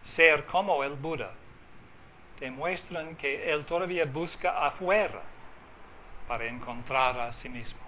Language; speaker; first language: Spanish; non-native, fluent; English